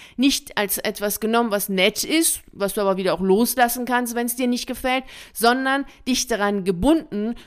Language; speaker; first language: German; early bilingual, other home language; Persian